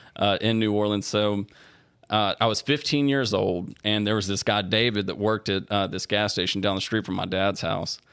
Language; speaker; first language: English; native; English